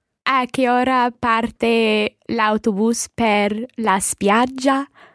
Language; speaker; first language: Italian; non-native, learner; English